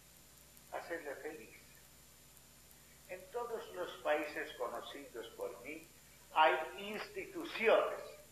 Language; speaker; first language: Spanish; non-native, fluent; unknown